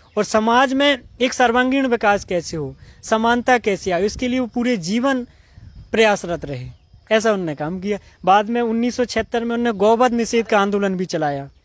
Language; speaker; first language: Hindi; native; Hindi